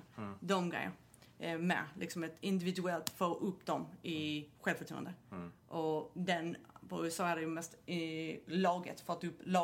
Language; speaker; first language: Swedish; non-native, fluent; English